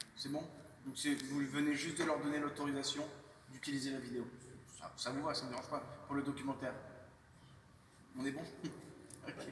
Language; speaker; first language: French; native; French